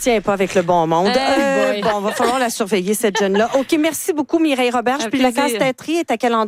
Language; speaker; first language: French; native; French